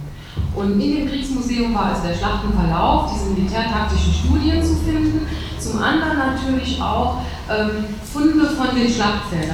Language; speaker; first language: German; native; German